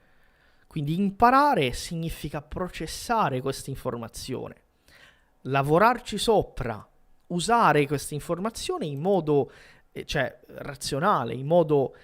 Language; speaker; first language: Italian; non-native, fluent; Portuguese